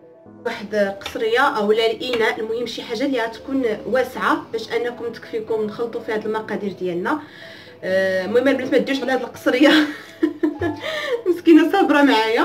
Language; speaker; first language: Arabic; native; Arabic